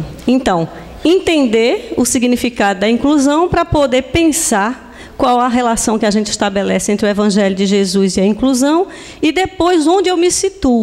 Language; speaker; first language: Portuguese; native; Portuguese